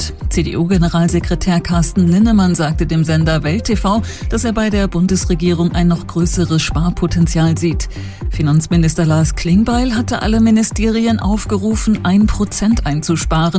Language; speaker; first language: German; native; German